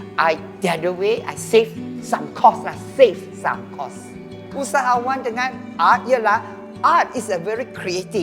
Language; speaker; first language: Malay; non-native, local second language; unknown